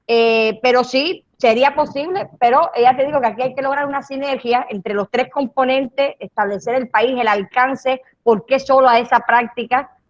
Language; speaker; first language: Spanish; native; Spanish